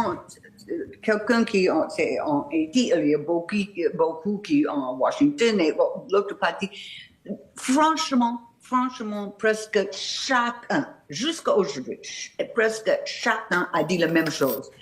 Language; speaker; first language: French; non-native, fluent; English